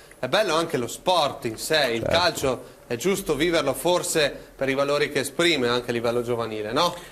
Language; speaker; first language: Italian; native; Italian